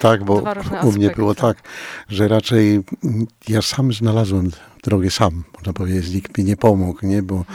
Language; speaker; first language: Polish; non-native, fluent; Spanish